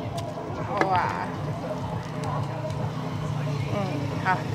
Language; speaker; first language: Chinese; non-native, learner; Indonesian